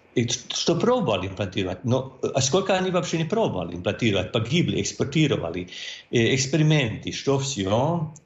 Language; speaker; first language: Russian; non-native, fluent; Croatian